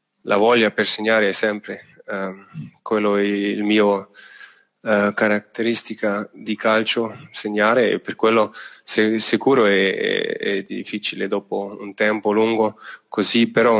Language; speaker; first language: Italian; non-native, fluent; German